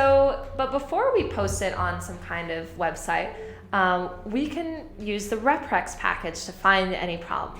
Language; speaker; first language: English; native; English